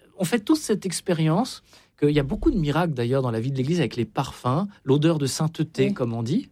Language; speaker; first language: French; native; French